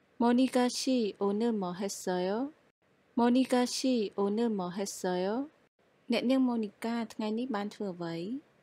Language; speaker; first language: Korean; non-native, fluent; Khmer